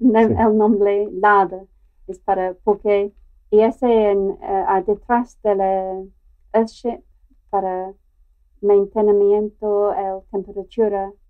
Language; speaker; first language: Spanish; non-native, learner; English